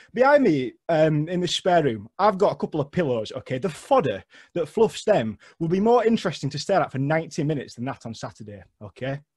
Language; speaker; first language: English; native; English